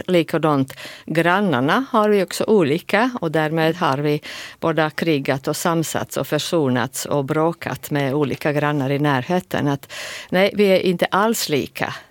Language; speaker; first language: Swedish; non-native, fluent; Latvian